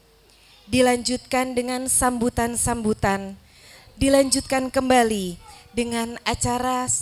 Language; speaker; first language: Indonesian; native; Indonesian